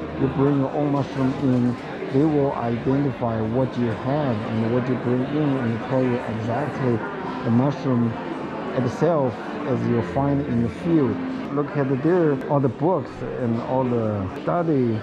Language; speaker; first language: English; non-native, fluent; Chinese